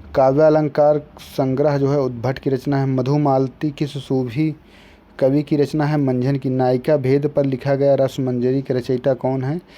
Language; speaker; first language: Hindi; native; Hindi